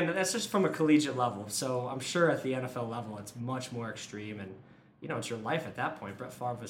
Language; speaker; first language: English; native; English